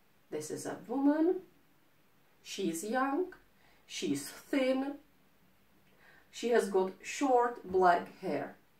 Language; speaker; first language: English; non-native, fluent; Czech